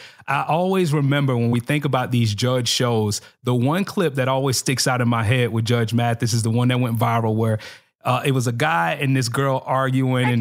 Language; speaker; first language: English; native; English